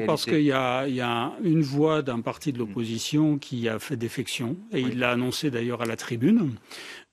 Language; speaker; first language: French; native; French